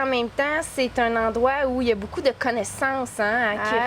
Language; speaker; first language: French; native; French